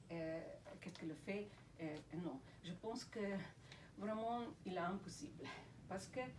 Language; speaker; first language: French; non-native, fluent; Slovenian